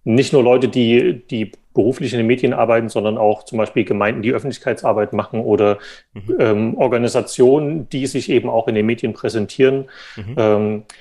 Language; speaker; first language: German; native; German